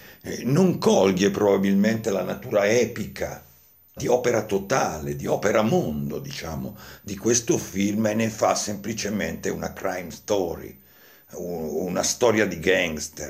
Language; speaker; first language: Italian; native; Italian